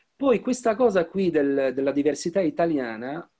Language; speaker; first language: Italian; non-native, fluent; Arabic